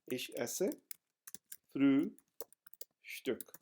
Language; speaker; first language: German; non-native, fluent; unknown